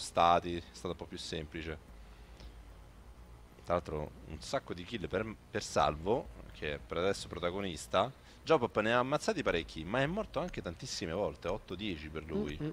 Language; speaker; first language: Italian; native; Italian